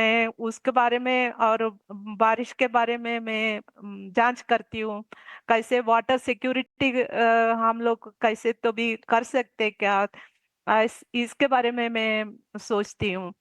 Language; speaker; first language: Hindi; non-native, local second language; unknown